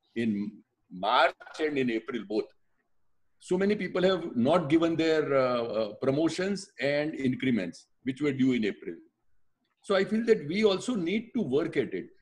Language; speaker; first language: English; non-native, local second language; Gujarati